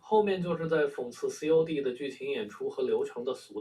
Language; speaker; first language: Chinese; native; Chinese